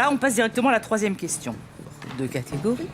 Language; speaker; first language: French; native; French